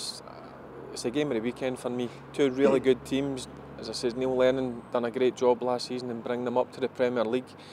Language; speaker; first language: English; native; English